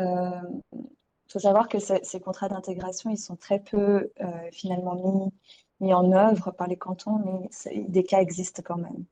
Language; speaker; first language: French; native; French